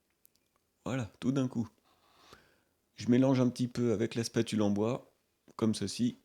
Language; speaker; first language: French; native; French